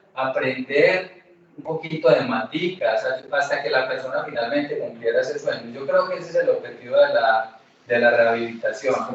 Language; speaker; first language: Spanish; native; Spanish